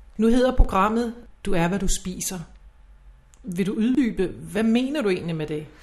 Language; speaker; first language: Danish; native; Danish